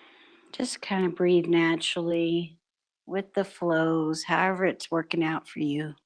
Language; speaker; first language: English; native; English